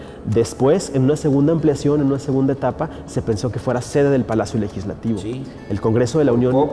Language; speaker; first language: Spanish; native; Spanish